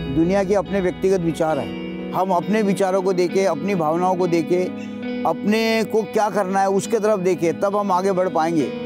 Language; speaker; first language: Hindi; non-native, local second language; Marathi